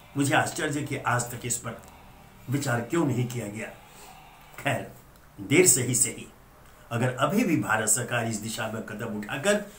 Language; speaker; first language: Hindi; native; Hindi